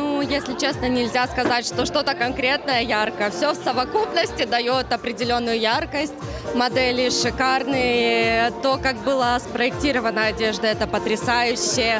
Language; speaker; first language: Russian; native; Russian